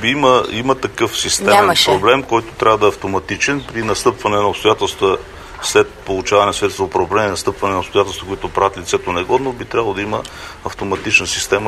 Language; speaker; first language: Bulgarian; native; Bulgarian